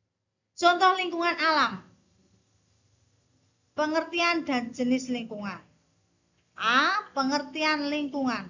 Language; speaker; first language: Indonesian; native; Indonesian